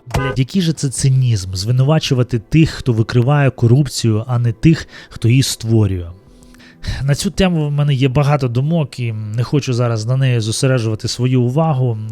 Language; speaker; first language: Ukrainian; non-native, local second language; Russian